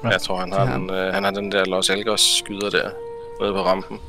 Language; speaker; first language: Danish; native; Danish